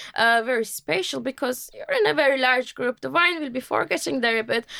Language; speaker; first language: English; non-native, fluent; Turkish